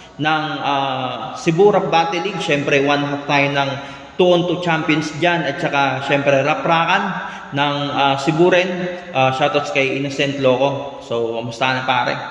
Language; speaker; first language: Filipino; non-native, local second language; Cebuano